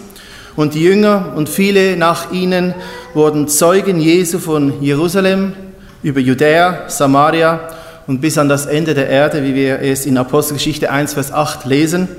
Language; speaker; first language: German; native; German